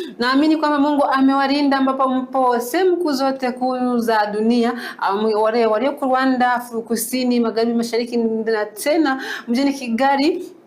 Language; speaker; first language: Swahili; non-native, local second language; Kinyarwanda